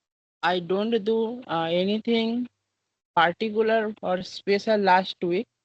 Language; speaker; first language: English; non-native, learner; Bangla